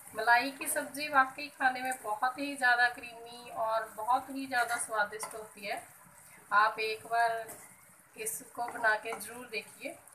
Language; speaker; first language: Hindi; non-native, local second language; Punjabi